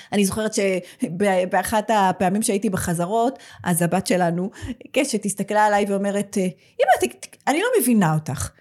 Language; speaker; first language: Hebrew; native; Hebrew